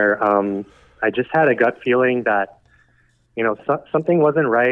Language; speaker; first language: English; native; English